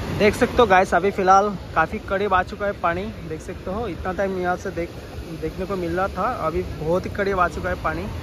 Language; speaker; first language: Hindi; non-native, local second language; Assamese